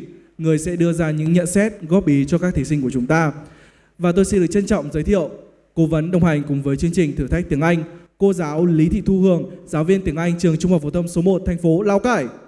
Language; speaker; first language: Vietnamese; native; Vietnamese